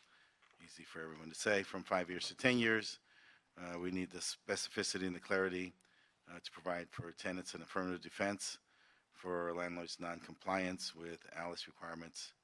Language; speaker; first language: English; native; English